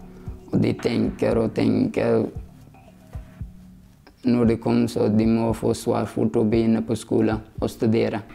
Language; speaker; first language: Norwegian; early bilingual, other home language; Persian